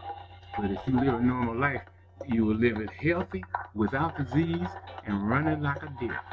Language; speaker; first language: English; native; English